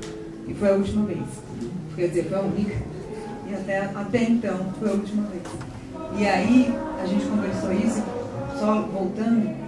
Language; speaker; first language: Portuguese; native; Portuguese